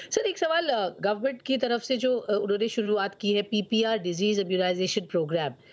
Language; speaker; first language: Hindi; native; Hindi